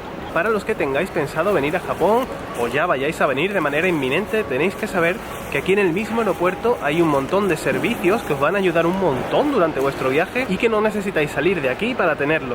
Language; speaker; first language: Spanish; native; Spanish